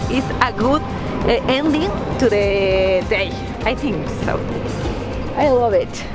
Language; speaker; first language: English; non-native, learner; Spanish